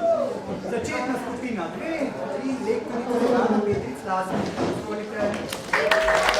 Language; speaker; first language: Slovenian; native; Slovenian